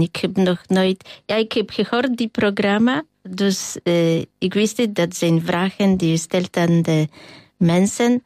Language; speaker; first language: Dutch; non-native, learner; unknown